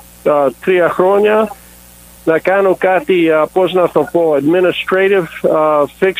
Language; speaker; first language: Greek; early bilingual, heritage; English